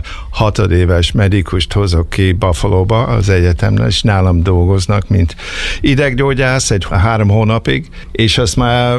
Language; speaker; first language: Hungarian; early bilingual, heritage; Hungarian